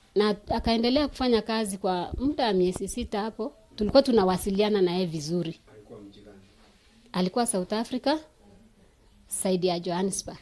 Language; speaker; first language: Swahili; non-native, local second language; Kalenjin